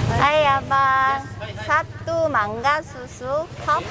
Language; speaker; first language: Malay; non-native, learner; Korean